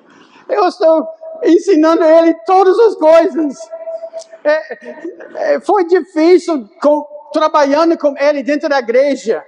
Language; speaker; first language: Portuguese; non-native, fluent; English